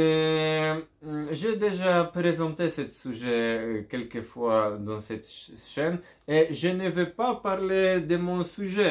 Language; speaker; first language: French; non-native, learner; Polish